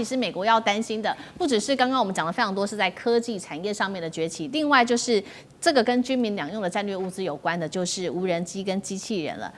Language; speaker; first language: Chinese; native; Chinese